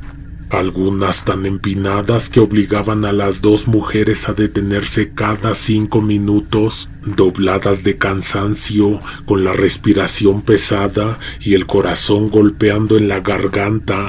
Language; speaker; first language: Spanish; native; Spanish